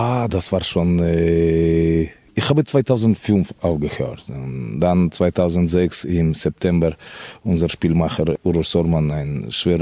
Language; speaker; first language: German; non-native, fluent; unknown